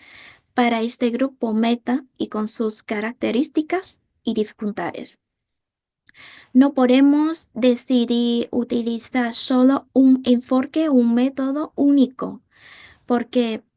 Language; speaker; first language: Spanish; non-native, fluent; Vietnamese